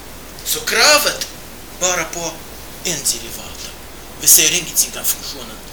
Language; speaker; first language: Swedish; non-native, fluent; Russian